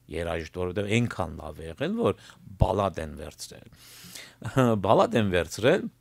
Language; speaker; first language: Armenian; early bilingual, heritage; Armenian